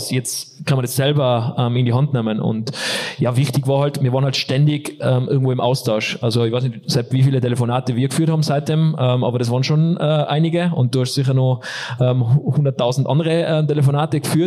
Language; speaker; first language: German; native; German